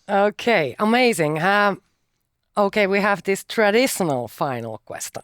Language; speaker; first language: English; non-native, fluent; Finnish